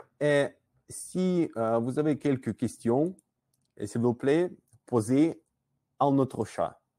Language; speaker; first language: French; non-native, learner; Russian